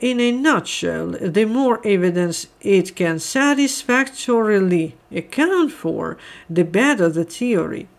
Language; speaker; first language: English; non-native, fluent; Ukrainian